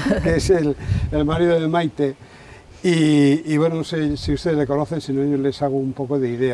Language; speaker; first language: Spanish; native; Spanish